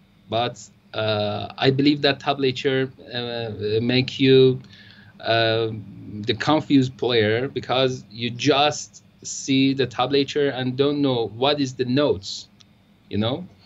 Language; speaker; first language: English; non-native, learner; Persian